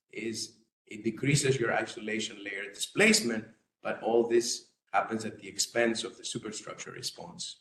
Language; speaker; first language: English; non-native, fluent; Greek